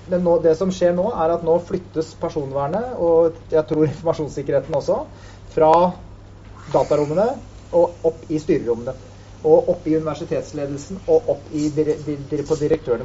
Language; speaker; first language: Norwegian; native; Norwegian